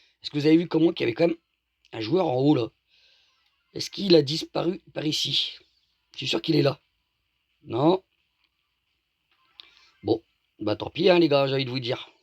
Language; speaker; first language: French; native; French